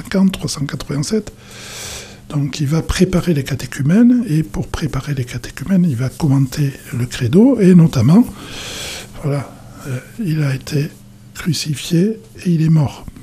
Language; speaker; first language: French; native; French